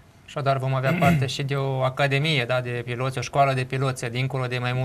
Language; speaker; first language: Romanian; native; Romanian